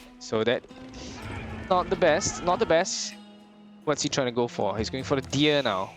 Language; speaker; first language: English; native; English